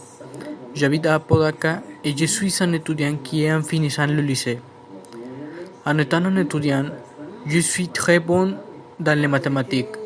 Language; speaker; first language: French; non-native, learner; Spanish